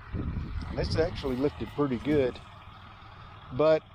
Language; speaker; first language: English; native; English